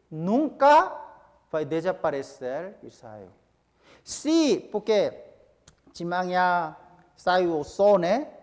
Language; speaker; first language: Portuguese; non-native, fluent; Korean